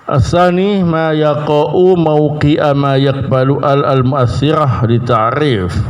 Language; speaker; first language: Arabic; non-native, fluent; Indonesian